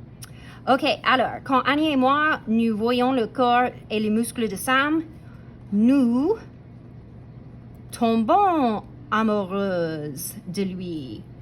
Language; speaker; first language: French; non-native, fluent; English